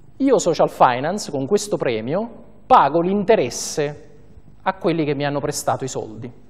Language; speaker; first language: Italian; native; Italian